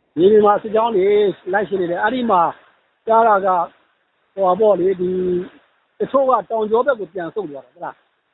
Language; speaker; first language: Burmese; native; Burmese